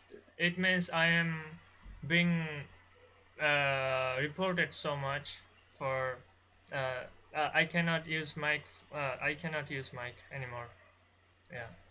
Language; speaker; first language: English; non-native, learner; Bangla